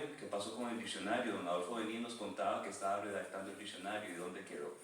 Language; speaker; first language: Spanish; native; Spanish